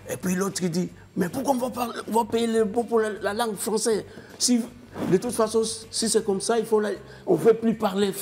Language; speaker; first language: French; non-native, fluent; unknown